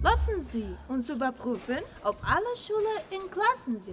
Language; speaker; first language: German; non-native, learner; Kazakh